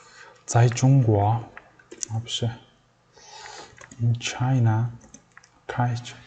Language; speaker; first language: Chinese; non-native, learner; Mongolian